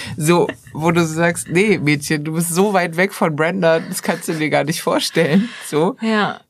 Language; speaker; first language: German; early bilingual, other home language; Persian